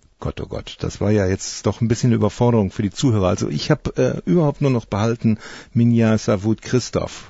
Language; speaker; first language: German; native; German